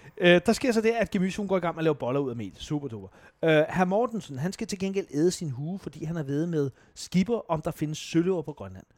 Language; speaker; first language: Danish; native; Danish